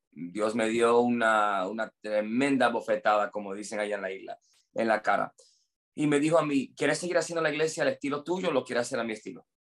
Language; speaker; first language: Spanish; non-native, fluent; English